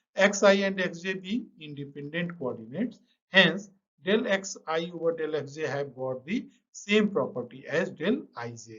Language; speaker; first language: English; non-native, local second language; Hindi